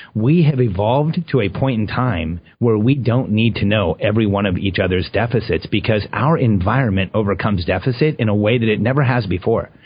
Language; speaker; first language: English; early bilingual, other home language; Spanish